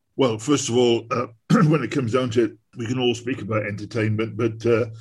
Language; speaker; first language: English; native; English